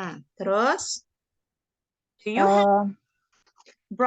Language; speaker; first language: English; non-native, learner; Indonesian